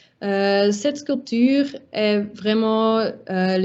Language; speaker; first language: French; non-native, local second language; Dutch